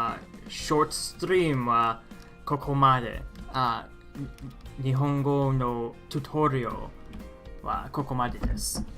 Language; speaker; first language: Japanese; non-native, learner; English